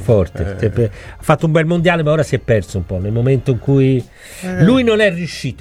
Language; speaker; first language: Italian; native; Italian